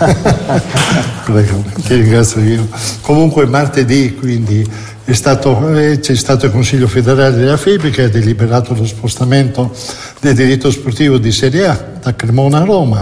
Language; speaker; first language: Italian; native; Italian